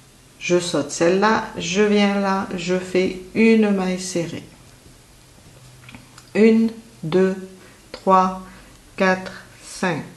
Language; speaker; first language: French; native; French